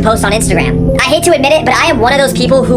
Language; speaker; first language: English; native; English